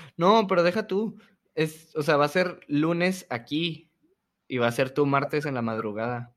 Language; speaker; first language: Spanish; native; Spanish